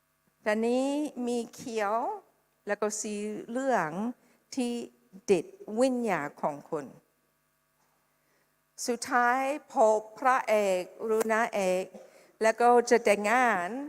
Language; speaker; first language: Thai; non-native, fluent; English